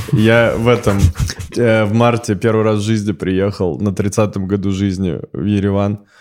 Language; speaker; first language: Russian; native; Russian